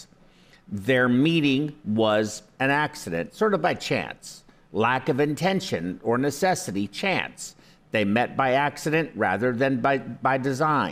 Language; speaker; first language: English; native; English